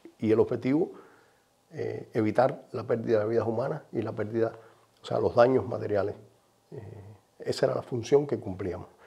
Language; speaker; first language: Spanish; native; Spanish